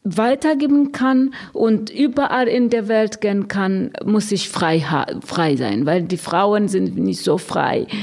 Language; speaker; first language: German; non-native, fluent; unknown